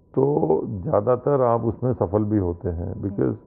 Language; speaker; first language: Hindi; native; Hindi